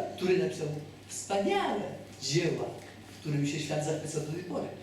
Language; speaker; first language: Polish; native; Polish